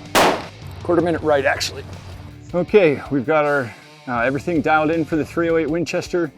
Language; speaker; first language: English; native; English